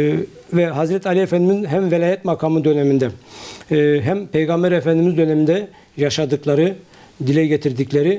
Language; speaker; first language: Turkish; native; Turkish